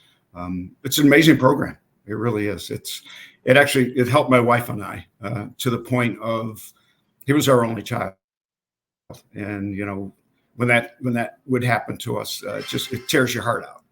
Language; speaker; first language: English; native; English